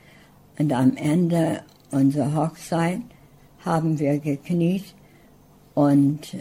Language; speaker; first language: German; early bilingual, heritage; English